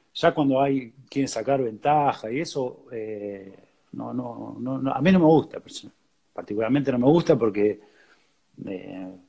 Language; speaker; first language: Spanish; native; Spanish